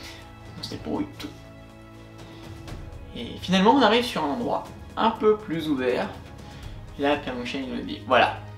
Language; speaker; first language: French; native; French